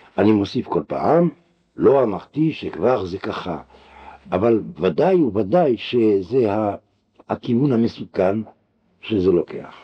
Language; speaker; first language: Hebrew; non-native, fluent; French